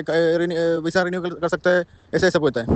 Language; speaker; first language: Hindi; non-native, learner; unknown